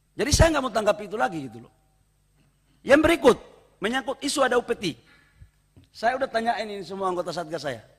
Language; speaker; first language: Indonesian; native; Indonesian